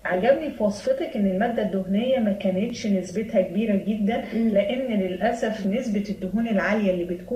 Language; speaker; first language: Arabic; native; Arabic